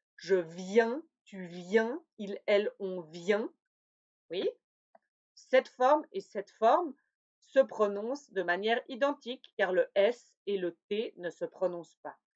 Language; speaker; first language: French; native; French